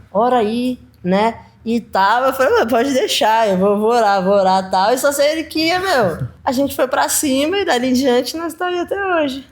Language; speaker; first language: Portuguese; native; Portuguese